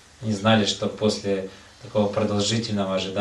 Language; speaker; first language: Russian; native; Russian